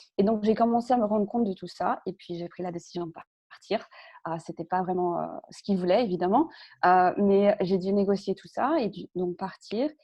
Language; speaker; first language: French; early bilingual, other home language; Spanish